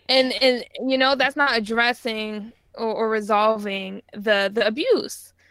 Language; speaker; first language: English; native; English